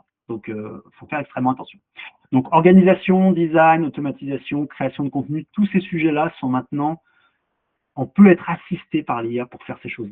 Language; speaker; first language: French; native; French